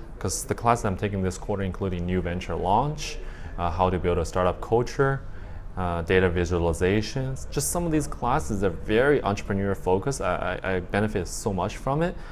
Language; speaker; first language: English; early bilingual, other home language; Chinese